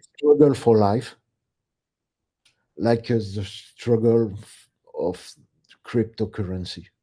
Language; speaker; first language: English; non-native, learner; French